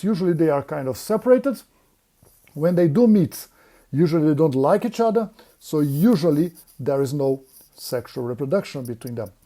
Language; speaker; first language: English; non-native, fluent; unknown